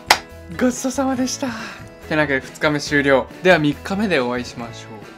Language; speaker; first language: Japanese; native; Japanese